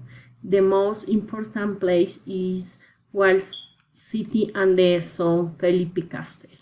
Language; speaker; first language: English; non-native, learner; Spanish